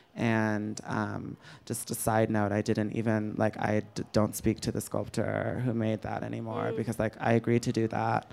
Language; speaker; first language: English; native; English